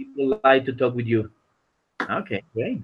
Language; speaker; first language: English; non-native, learner; Spanish